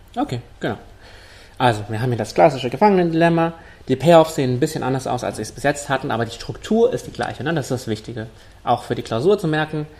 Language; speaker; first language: German; non-native, fluent; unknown